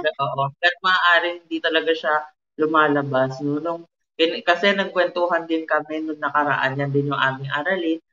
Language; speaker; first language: Filipino; native; Filipino